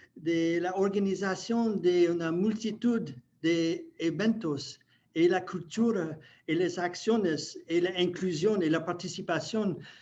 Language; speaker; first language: Spanish; non-native, fluent; English